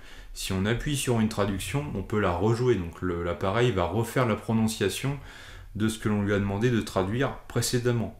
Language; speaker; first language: French; native; French